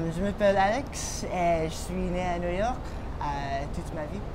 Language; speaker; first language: French; non-native, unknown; English